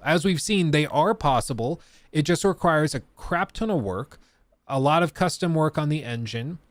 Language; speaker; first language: English; native; English